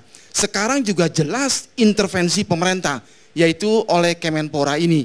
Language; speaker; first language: Indonesian; native; Indonesian